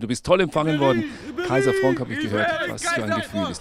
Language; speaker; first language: German; native; German